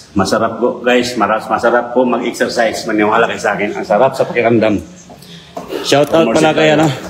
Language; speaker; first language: Filipino; native; Filipino